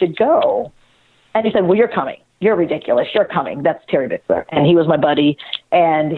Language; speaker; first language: English; native; English